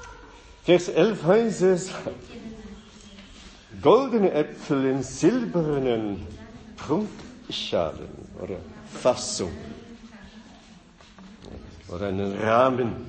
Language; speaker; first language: German; non-native, fluent; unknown